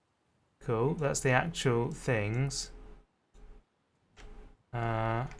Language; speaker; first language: English; native; English